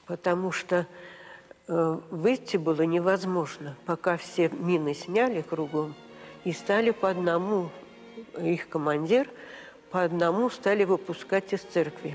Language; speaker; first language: Russian; native; Russian